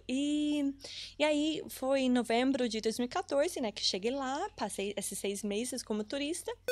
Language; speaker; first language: Portuguese; non-native, fluent; English